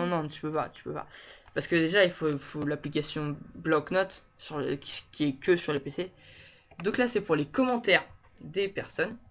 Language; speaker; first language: French; native; French